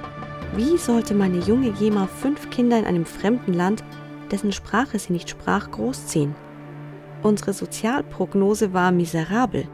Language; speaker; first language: German; early bilingual, other home language; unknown